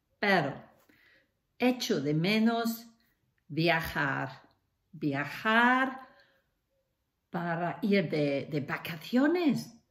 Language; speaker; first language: Spanish; non-native, fluent; English